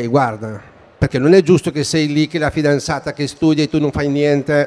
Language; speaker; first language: Italian; non-native, fluent; Spanish